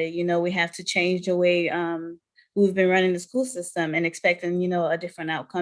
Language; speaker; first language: English; non-native, fluent; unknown